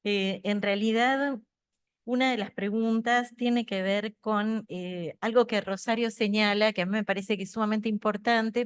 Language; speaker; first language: Spanish; native; Spanish